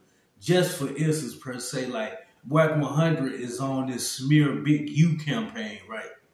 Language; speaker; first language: English; native; English